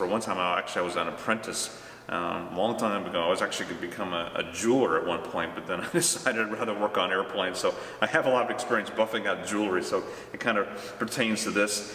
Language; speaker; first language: English; native; English